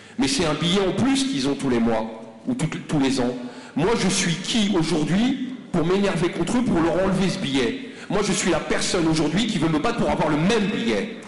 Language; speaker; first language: French; native; French